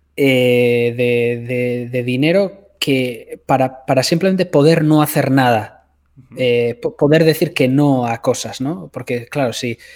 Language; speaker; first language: Spanish; native; Spanish